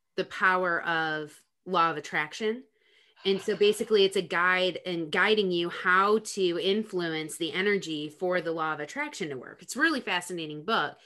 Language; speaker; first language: English; native; English